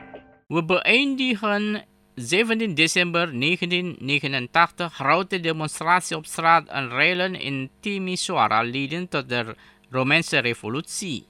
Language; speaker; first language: Dutch; non-native, fluent; Indonesian